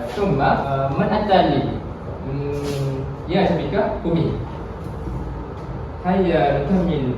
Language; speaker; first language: Arabic; non-native, learner; Malay